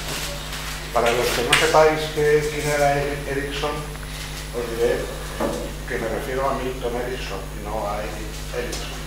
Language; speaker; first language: Spanish; native; Spanish